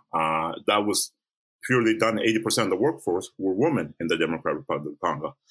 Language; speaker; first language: English; early bilingual, other home language; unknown